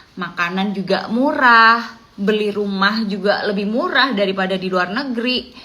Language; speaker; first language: Indonesian; native; Indonesian